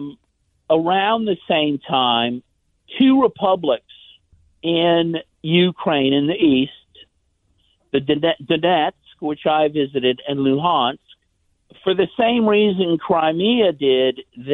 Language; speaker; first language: English; native; English